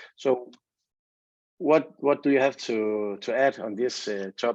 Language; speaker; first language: English; non-native, fluent; Danish